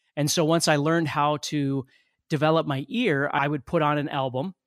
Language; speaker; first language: English; native; English